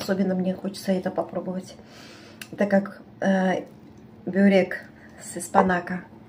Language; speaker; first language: Russian; native; Russian